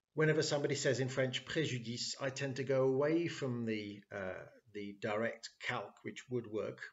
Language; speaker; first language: English; native; English